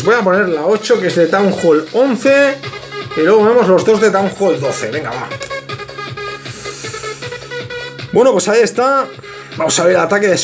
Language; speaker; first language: Spanish; native; Spanish